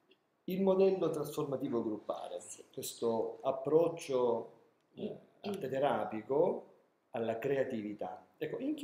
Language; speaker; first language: Italian; native; Italian